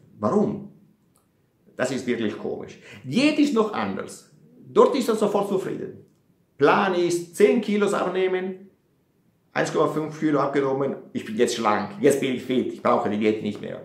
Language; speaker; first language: German; non-native, fluent; Italian